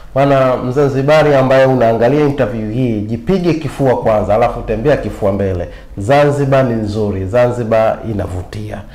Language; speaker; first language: Swahili; native; Swahili